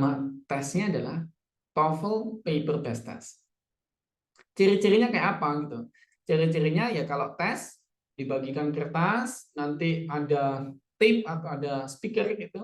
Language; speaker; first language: Indonesian; native; Indonesian